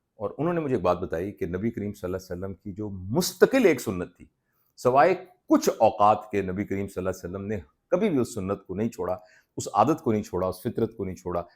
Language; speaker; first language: Urdu; non-native, local second language; Punjabi